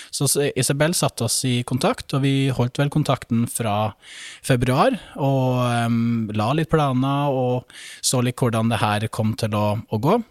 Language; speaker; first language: Norwegian; native; Norwegian